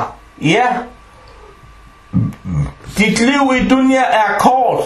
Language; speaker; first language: Danish; early bilingual, other home language; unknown